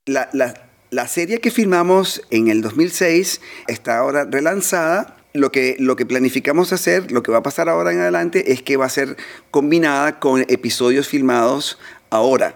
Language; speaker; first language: Spanish; native; Spanish